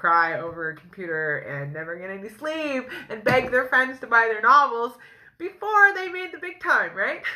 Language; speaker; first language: English; native; English